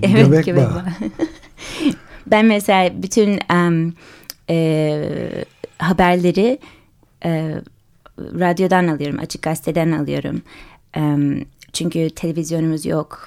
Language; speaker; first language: Turkish; early bilingual, heritage; English